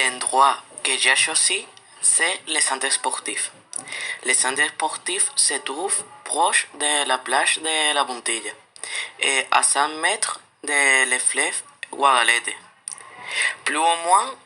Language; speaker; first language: French; non-native, learner; Spanish